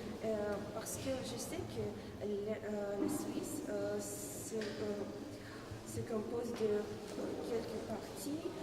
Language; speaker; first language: French; non-native, learner; Russian